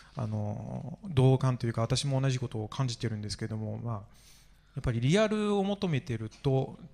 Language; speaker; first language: Japanese; non-native, fluent; French